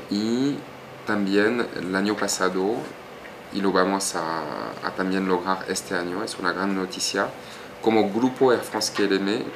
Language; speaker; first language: Spanish; non-native, fluent; French